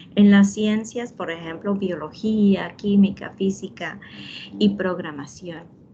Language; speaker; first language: Spanish; early bilingual, heritage; Spanish